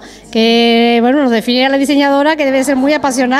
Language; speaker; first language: Spanish; native; Spanish